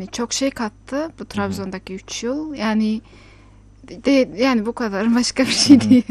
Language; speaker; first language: Turkish; non-native, fluent; Mongolian